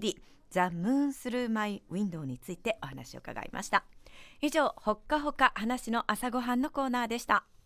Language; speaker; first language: Japanese; native; Japanese